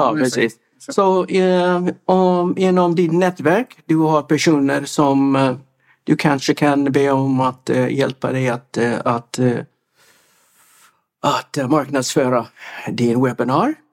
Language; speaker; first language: Swedish; non-native, fluent; English